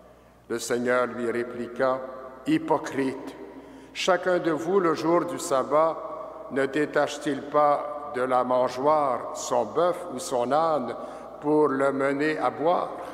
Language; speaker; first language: French; native; French